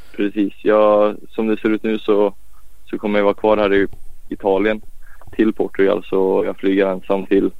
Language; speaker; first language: Swedish; native; Swedish